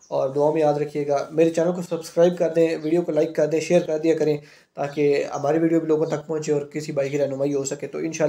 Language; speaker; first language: Urdu; non-native, local second language; Punjabi